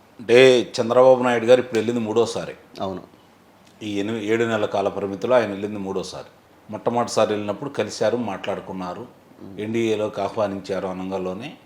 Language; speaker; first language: Telugu; native; Telugu